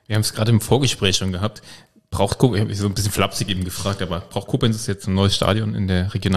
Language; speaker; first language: German; native; German